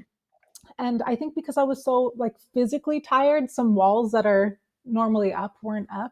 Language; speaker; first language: English; native; English